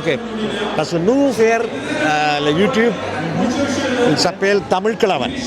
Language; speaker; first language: French; non-native, learner; Tamil